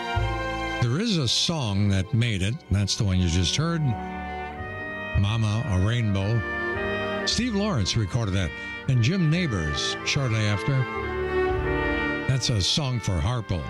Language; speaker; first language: English; native; English